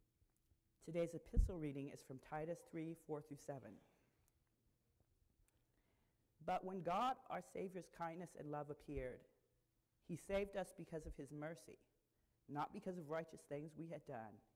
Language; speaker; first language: English; native; English